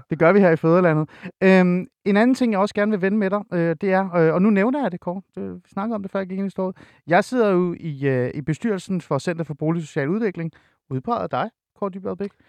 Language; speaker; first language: Danish; early bilingual, other home language; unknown